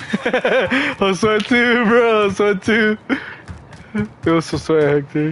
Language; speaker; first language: English; early bilingual, other home language; Spanish